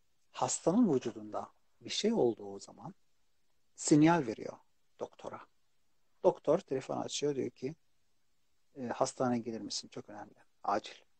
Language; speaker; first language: Turkish; non-native, fluent; Arabic